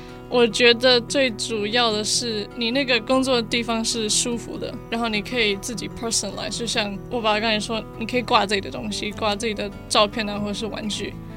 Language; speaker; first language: Chinese; early bilingual, other home language; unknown